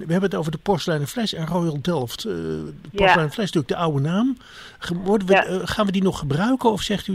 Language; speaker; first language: Dutch; native; Dutch